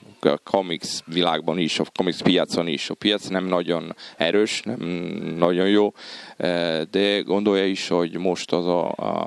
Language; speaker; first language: Hungarian; non-native, fluent; Italian